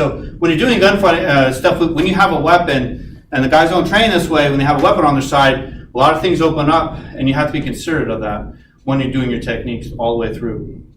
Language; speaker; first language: English; native; English